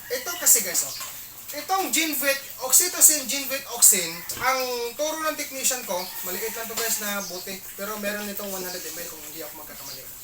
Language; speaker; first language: Filipino; non-native, local second language; Cebuano